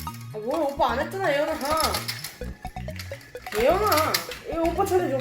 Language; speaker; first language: Korean; native; Korean